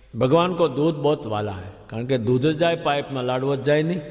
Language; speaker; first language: Hindi; non-native, local second language; Gujarati